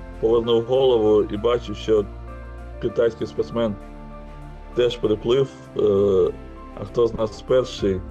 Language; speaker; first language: Ukrainian; non-native, local second language; Russian